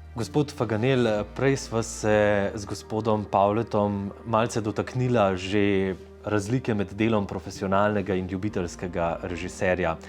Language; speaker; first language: Slovenian; native; Slovenian